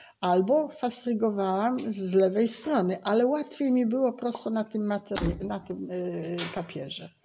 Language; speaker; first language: Polish; native; Polish